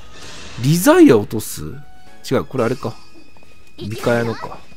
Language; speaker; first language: Japanese; native; Japanese